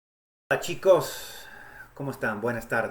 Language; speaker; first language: Spanish; non-native, fluent; English